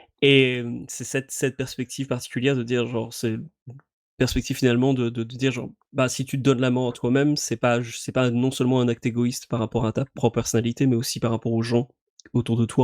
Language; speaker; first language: French; native; French